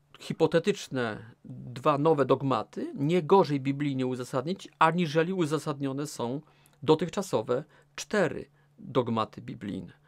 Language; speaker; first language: Polish; native; Polish